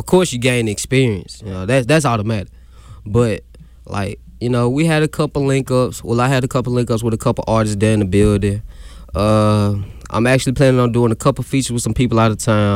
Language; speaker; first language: English; native; English